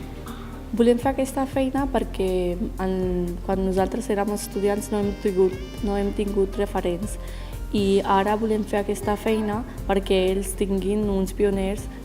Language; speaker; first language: Catalan; early bilingual, other home language; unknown